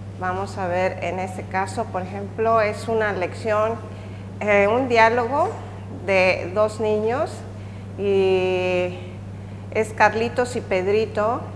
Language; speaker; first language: Spanish; native; Spanish